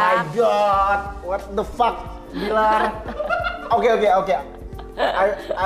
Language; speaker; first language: English; non-native, learner; Indonesian